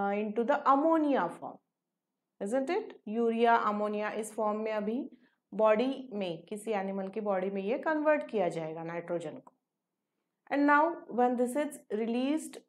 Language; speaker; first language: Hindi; non-native, local second language; Marathi